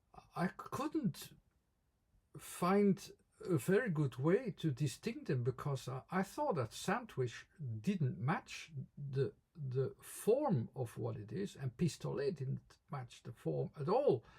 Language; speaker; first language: English; non-native, fluent; Dutch